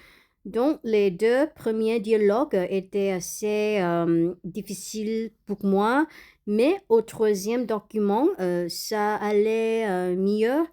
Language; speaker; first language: French; non-native, learner; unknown